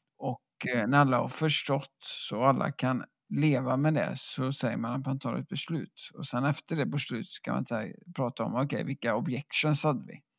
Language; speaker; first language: Swedish; native; Swedish